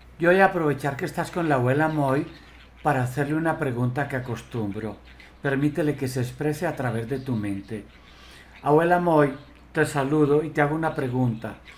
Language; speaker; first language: Spanish; native; Spanish